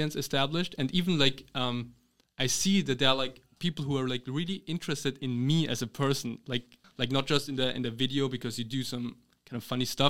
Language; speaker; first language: English; non-native, fluent; German